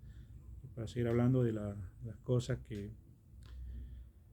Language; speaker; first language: Spanish; native; Spanish